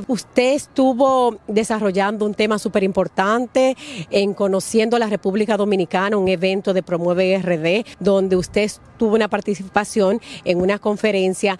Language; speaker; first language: Spanish; native; Spanish